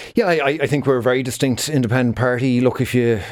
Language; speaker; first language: English; native; English